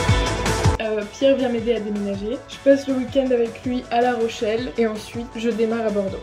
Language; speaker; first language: French; native; French